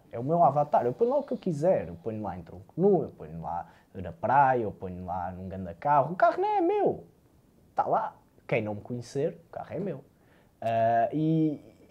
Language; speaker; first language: Portuguese; early bilingual, other home language; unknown